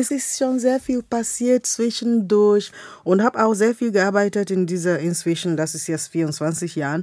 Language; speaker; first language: German; non-native, fluent; Igbo